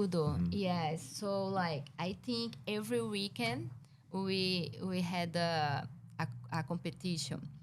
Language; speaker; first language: English; non-native, learner; Portuguese